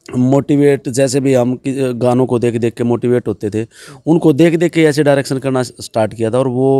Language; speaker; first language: Hindi; native; Hindi